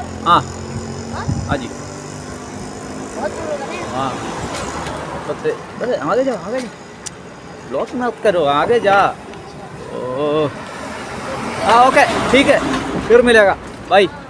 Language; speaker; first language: Hindi; non-native, local second language; Malayalam